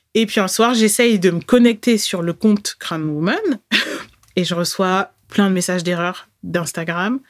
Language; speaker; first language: French; native; French